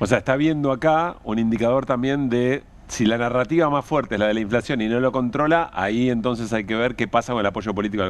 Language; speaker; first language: Spanish; native; Spanish